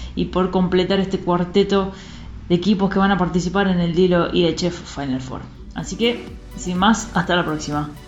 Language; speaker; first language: Spanish; native; Spanish